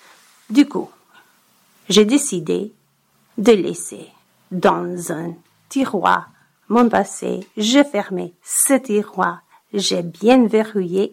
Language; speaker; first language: French; non-native, learner; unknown